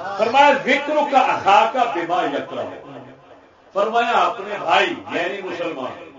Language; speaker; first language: Urdu; non-native, local second language; Punjabi